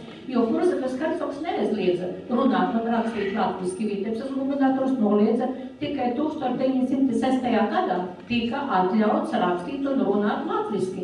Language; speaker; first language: Latvian; native; Latvian